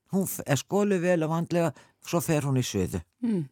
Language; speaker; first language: Icelandic; native; Icelandic